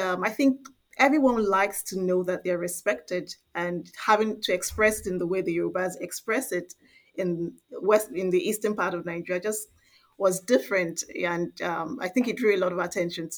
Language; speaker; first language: English; non-native, local second language; Igbo